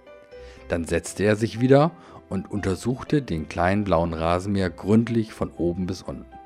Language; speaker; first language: German; native; German